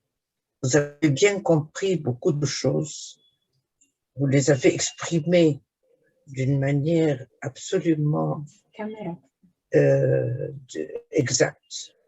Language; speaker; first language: French; non-native, fluent; Arabic